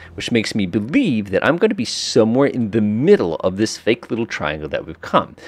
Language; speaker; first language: English; native; English